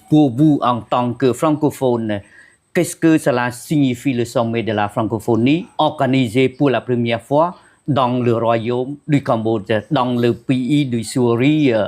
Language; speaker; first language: French; non-native, fluent; Khmer